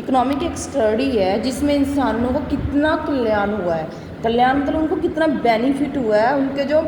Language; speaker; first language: Hindi; native; Hindi